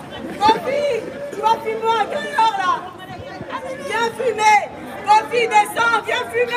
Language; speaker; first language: French; non-native, local second language; Lingala